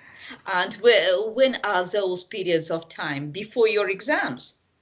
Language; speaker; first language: English; non-native, fluent; Russian